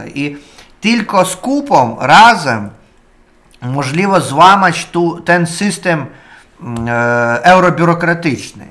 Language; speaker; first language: Polish; non-native, learner; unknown